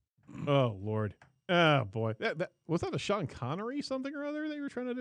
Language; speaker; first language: English; native; English